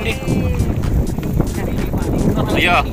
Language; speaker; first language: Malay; non-native, local second language; Javanese